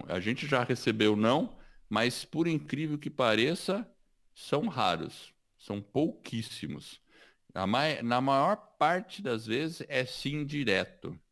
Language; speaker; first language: Portuguese; early bilingual, other home language; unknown